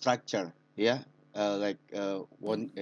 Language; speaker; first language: English; non-native, learner; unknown